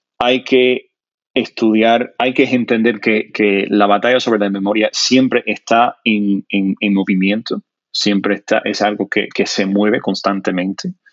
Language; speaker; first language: Spanish; non-native, fluent; English